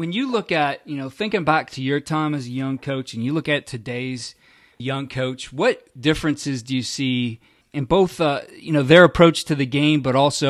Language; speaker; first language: English; native; English